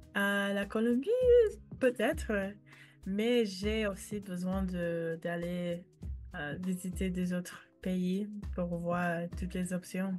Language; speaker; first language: French; non-native, fluent; English